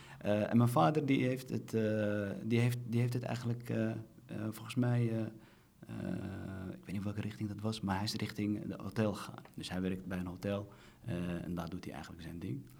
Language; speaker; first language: Dutch; early bilingual, other home language; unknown